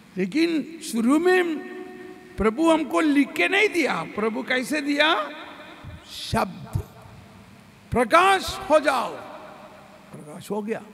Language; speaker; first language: Hindi; non-native, local second language; Malayalam